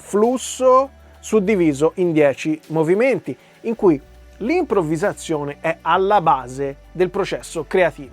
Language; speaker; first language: Italian; native; Italian